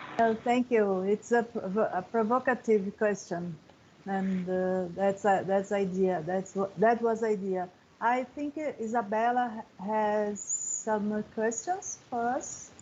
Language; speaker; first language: English; non-native, learner; Portuguese